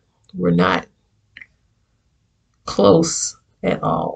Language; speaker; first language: English; native; English